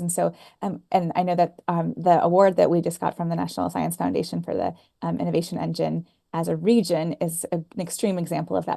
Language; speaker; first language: English; native; English